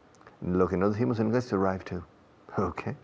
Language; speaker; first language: Spanish; non-native, fluent; English